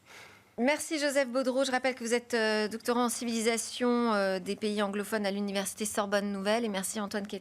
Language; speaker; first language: French; native; French